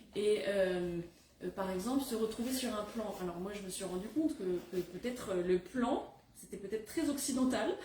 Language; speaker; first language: French; native; French